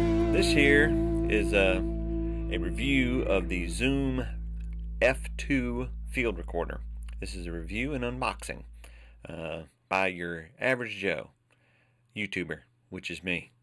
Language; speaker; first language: English; native; English